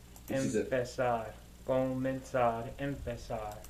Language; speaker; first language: Spanish; non-native, learner; English